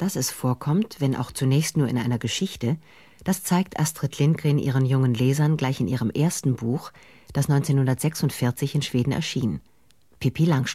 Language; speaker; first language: German; native; German